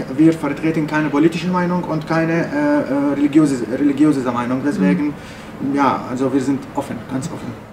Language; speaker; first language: German; non-native, learner; Arabic